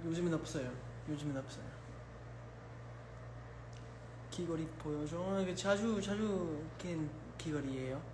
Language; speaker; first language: Korean; early bilingual, heritage; English